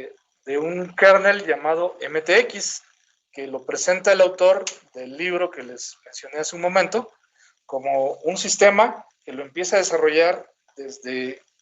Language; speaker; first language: Spanish; native; Spanish